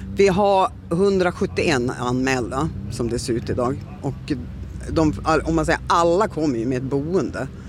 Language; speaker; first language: Swedish; native; Swedish